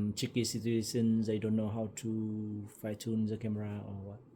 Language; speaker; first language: English; non-native, learner; Vietnamese